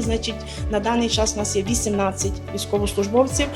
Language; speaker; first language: Ukrainian; native; Ukrainian